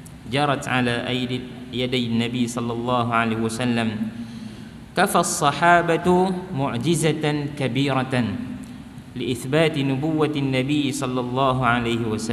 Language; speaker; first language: Arabic; non-native, fluent; Malay